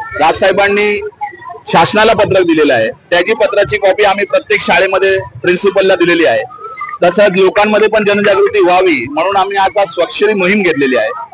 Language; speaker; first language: Marathi; native; Marathi